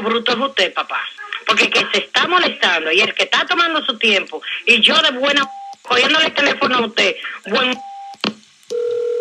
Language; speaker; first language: Spanish; native; Spanish